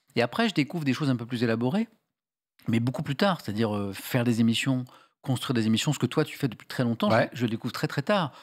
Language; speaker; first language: French; native; French